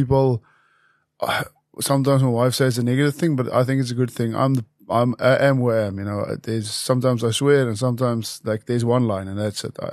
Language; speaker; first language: English; non-native, local second language; Afrikaans